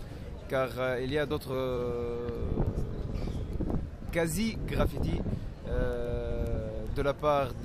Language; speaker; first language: French; non-native, local second language; Arabic